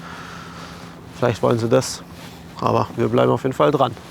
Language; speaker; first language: German; native; German